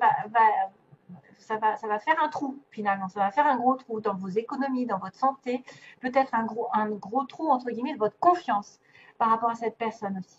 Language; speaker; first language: French; native; French